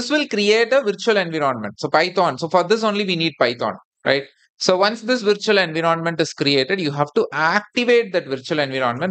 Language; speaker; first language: English; non-native, local second language; Tamil